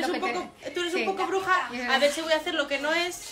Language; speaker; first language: Spanish; native; Spanish